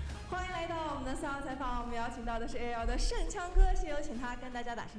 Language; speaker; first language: Chinese; native; Chinese